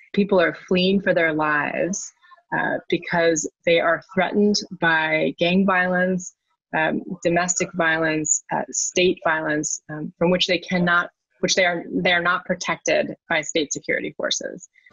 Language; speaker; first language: English; native; English